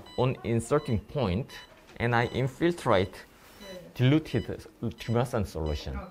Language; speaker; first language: English; non-native, fluent; Korean